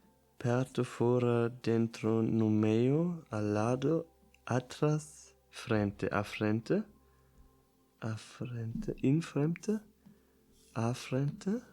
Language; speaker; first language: Portuguese; non-native, learner; German